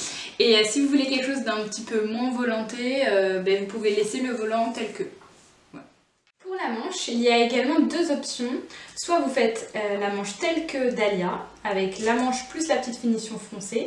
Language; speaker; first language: French; native; French